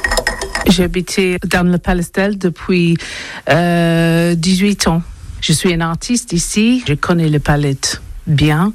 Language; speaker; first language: French; non-native, learner; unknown